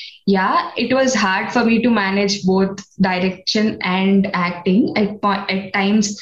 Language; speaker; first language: English; non-native, local second language; Telugu